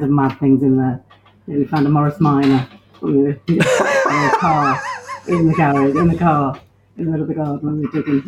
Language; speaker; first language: English; native; English